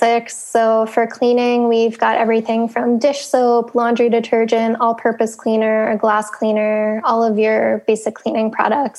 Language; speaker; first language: English; native; English